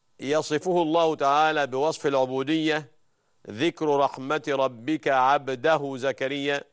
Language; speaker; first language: Arabic; native; Arabic